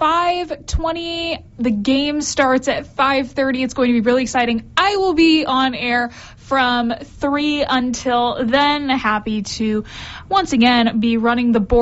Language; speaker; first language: English; native; English